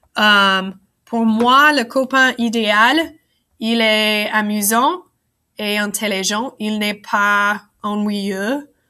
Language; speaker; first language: French; non-native, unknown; English